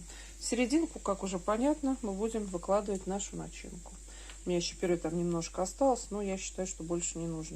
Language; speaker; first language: Russian; native; Russian